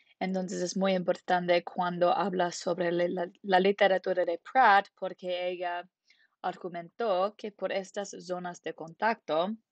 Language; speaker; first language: Spanish; non-native, learner; English